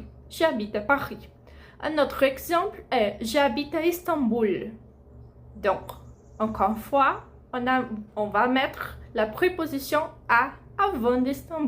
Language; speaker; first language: French; non-native, fluent; Portuguese